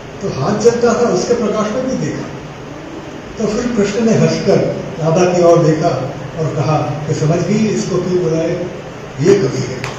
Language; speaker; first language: Hindi; non-native, local second language; Gujarati